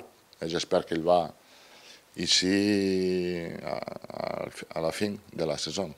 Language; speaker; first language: French; non-native, learner; Italian